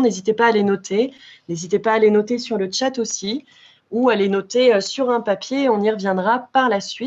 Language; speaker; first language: French; native; French